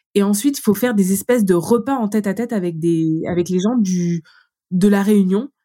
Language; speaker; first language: French; native; French